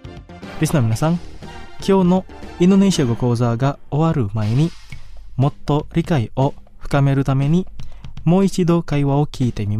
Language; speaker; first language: Japanese; non-native, fluent; Indonesian